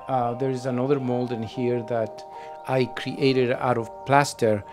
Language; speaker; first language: English; non-native, fluent; Spanish